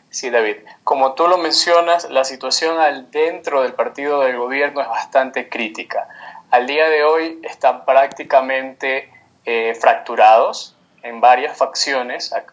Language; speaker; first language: Spanish; native; Spanish